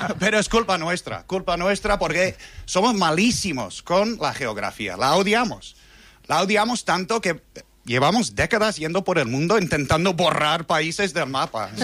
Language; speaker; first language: Spanish; non-native, fluent; English